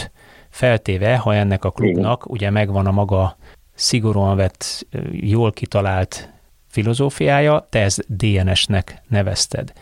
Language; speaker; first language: Hungarian; native; Hungarian